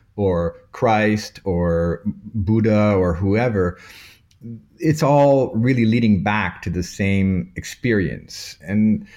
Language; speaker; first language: English; native; English